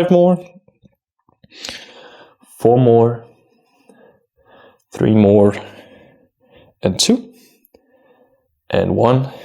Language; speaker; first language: English; non-native, fluent; German